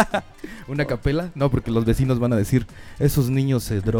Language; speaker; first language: Spanish; native; Spanish